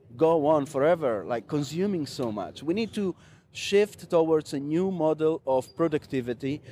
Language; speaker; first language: English; non-native, fluent; Greek